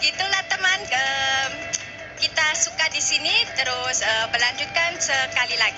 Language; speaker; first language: Indonesian; non-native, learner; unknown